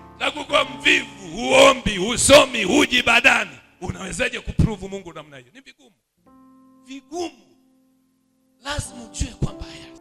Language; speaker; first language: Swahili; native; Swahili